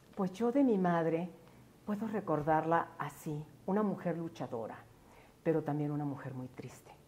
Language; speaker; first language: Spanish; native; Spanish